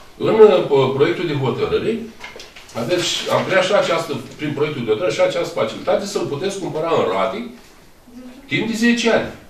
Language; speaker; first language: Romanian; native; Romanian